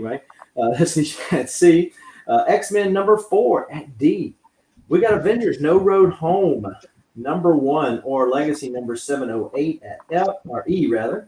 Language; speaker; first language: English; native; English